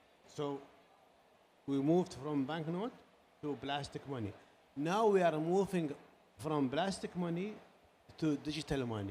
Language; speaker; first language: English; non-native, learner; Arabic